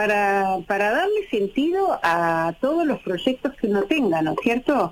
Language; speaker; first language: Spanish; native; Spanish